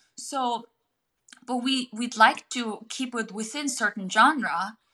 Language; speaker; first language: English; non-native, fluent; Mongolian